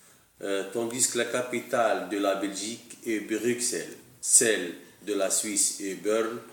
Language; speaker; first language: French; non-native, learner; Arabic